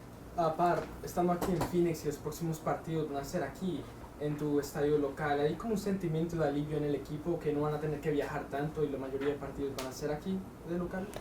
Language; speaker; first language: Spanish; native; Spanish